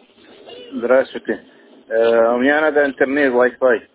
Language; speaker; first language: Russian; non-native, local second language; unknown